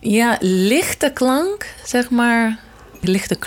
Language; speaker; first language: Dutch; non-native, fluent; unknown